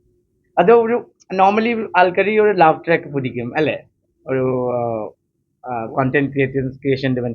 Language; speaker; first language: Malayalam; non-native, local second language; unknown